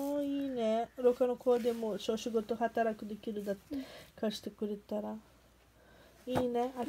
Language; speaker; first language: Japanese; non-native, learner; Portuguese